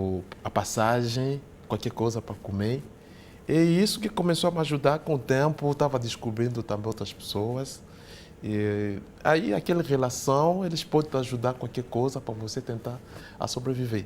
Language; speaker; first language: Portuguese; non-native, fluent; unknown